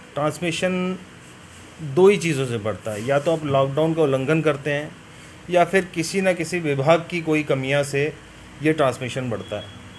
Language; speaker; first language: Hindi; non-native, local second language; Dogri